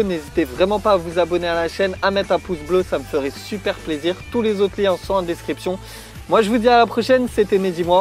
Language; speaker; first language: French; native; French